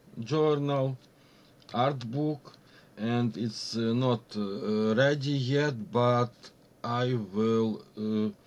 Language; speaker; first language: English; non-native, learner; Ukrainian